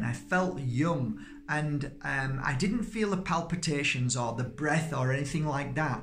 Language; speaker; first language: English; native; English